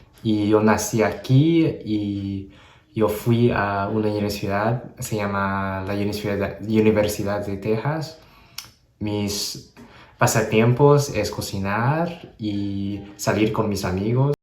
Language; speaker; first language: Spanish; non-native, learner; English